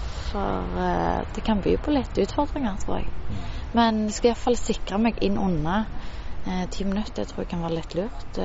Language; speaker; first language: Norwegian; native; Norwegian